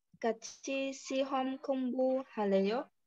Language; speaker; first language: Korean; non-native, learner; Vietnamese